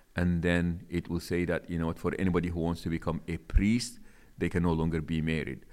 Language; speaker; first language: English; non-native, local second language; Arabic